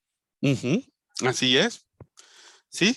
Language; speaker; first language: Spanish; native; Spanish